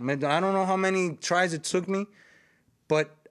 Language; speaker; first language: English; early bilingual, other home language; Spanish